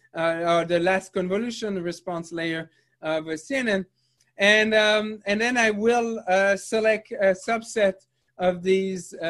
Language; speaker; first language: English; non-native, fluent; French